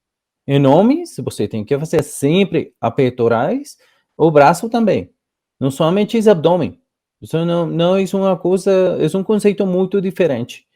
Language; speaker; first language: Portuguese; non-native, fluent; Spanish